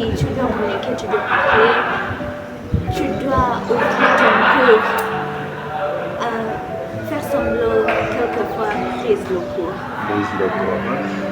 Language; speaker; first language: French; non-native, learner; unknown